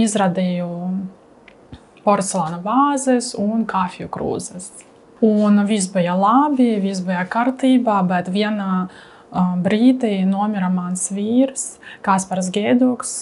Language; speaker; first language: Latvian; non-native, learner; Russian